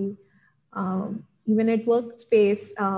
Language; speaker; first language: English; non-native, local second language; Gujarati